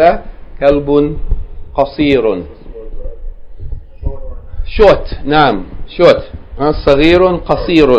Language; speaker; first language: Arabic; non-native, fluent; English